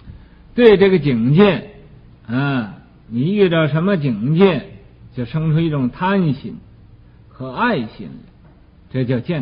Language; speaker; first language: Chinese; native; Chinese